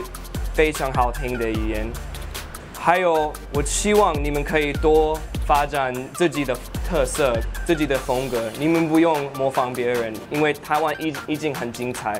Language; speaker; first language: Chinese; non-native, fluent; English